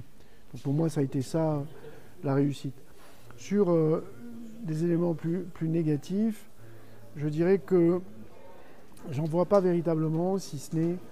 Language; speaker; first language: French; native; French